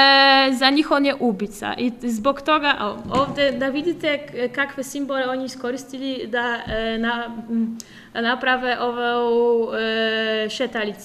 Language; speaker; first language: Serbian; non-native, fluent; Polish